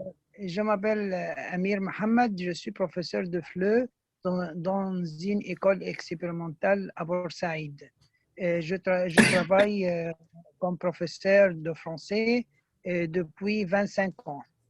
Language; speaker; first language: French; non-native, fluent; Arabic